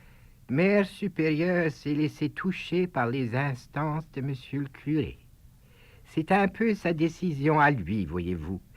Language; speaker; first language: French; native; French